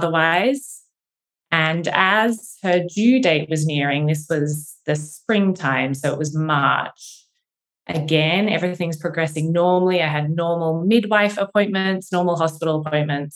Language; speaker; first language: English; native; English